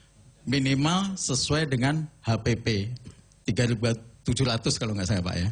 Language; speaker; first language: Indonesian; non-native, local second language; Javanese